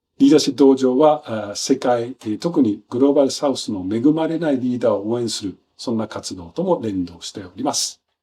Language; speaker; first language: Japanese; non-native, fluent; Danish